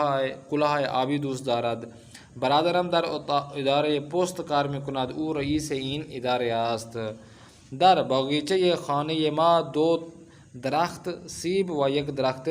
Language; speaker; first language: Persian; non-native, fluent; Urdu